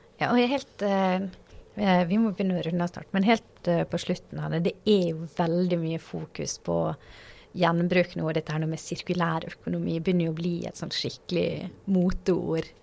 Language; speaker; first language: Norwegian; native; Norwegian